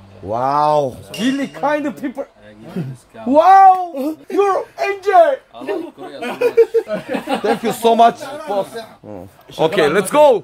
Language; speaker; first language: English; non-native, learner; Korean